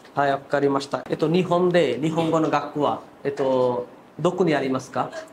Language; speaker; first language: Japanese; non-native, fluent; Bangla